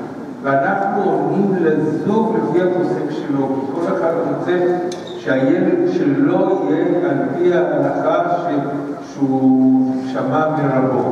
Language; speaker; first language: Hebrew; early bilingual, other home language; Spanish